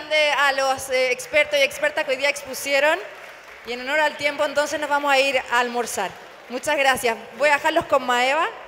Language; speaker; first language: Spanish; native; Spanish